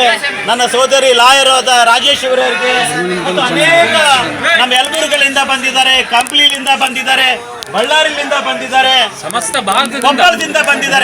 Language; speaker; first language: Kannada; native; Kannada